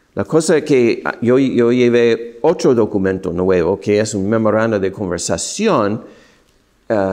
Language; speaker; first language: Spanish; non-native, fluent; English